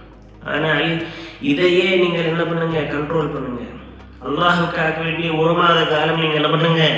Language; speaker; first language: Tamil; native; Tamil